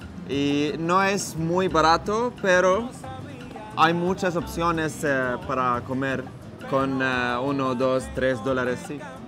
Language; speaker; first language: Spanish; non-native, learner; Arabic